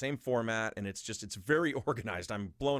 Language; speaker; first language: English; native; English